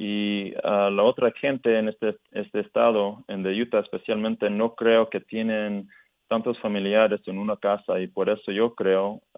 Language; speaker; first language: Spanish; early bilingual, heritage; Spanish